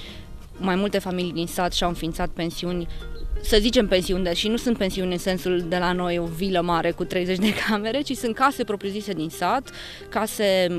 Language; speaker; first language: Romanian; native; Romanian